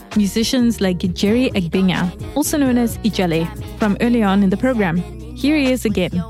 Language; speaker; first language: English; non-native, local second language; Shona